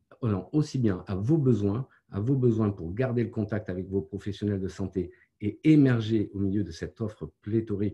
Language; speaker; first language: French; native; French